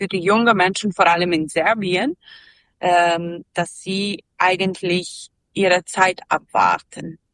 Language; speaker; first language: German; non-native, learner; Serbian